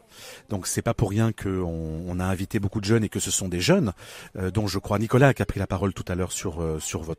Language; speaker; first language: French; native; French